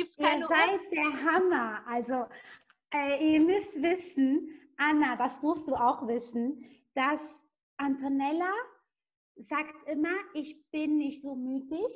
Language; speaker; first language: German; non-native, fluent; Italian